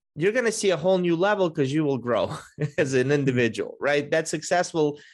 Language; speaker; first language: English; early bilingual, other home language; Russian